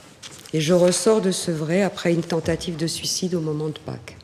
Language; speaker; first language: French; native; French